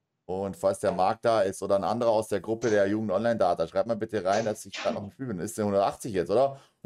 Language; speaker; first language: German; native; German